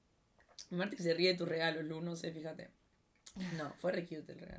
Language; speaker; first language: Spanish; native; Spanish